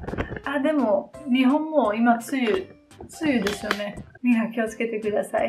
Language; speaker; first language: Japanese; non-native, learner; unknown